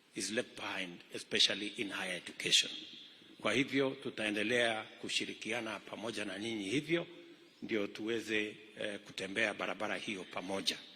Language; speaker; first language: English; non-native, local second language; Kalenjin